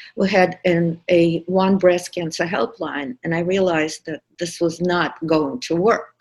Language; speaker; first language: English; non-native, fluent; Russian